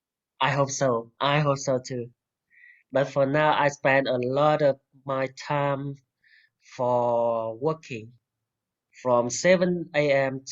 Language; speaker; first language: English; non-native, fluent; Vietnamese